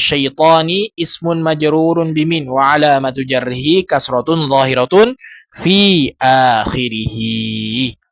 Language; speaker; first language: Arabic; non-native, fluent; Indonesian